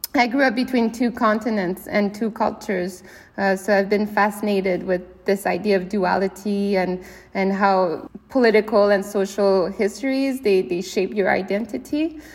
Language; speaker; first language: English; native; English